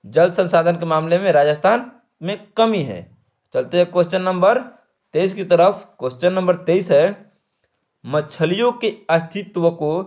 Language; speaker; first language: Hindi; native; Hindi